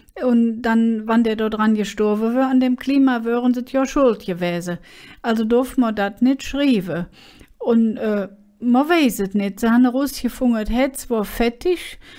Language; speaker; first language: German; native; German